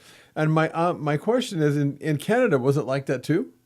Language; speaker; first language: English; native; English